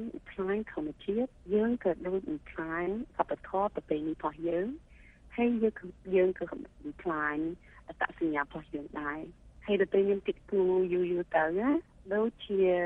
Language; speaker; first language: Khmer; early bilingual, heritage; Khmer